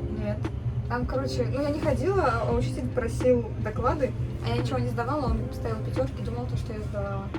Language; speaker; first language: Russian; native; Russian